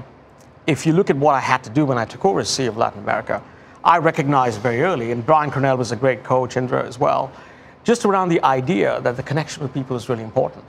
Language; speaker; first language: English; non-native, local second language; Tamil